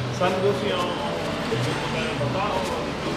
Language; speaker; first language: Filipino; non-native, learner; Punjabi